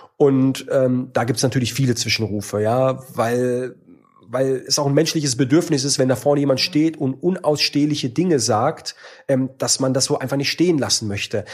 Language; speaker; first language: German; native; German